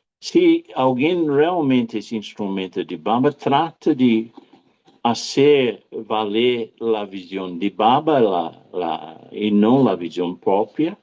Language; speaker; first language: Spanish; non-native, fluent; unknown